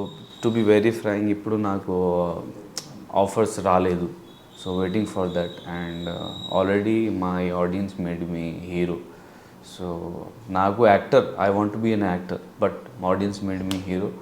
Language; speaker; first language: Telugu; non-native, local second language; Urdu